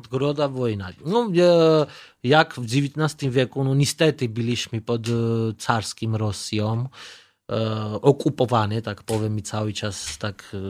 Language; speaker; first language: Polish; non-native, learner; Georgian